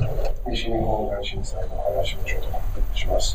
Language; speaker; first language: Japanese; non-native, learner; English